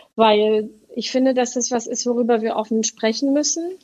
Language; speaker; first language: German; native; German